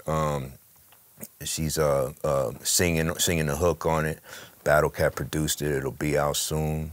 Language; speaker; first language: English; native; English